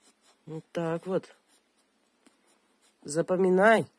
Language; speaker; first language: Russian; native; Russian